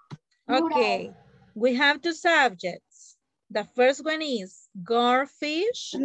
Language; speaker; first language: English; non-native, learner; Spanish